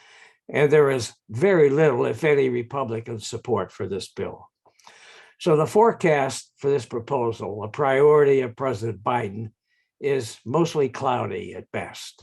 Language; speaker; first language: English; native; English